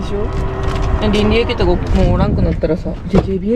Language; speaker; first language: Japanese; native; Japanese